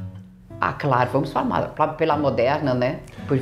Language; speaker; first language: Portuguese; native; Portuguese